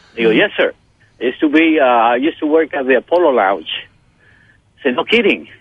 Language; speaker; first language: English; non-native, fluent; Spanish